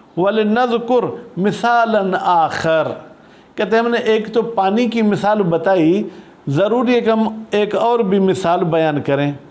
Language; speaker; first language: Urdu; non-native, local second language; Sindhi